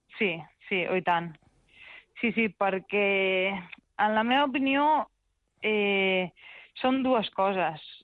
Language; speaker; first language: Catalan; early bilingual, other home language; Spanish